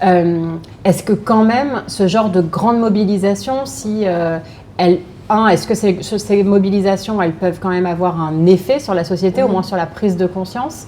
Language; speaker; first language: French; native; French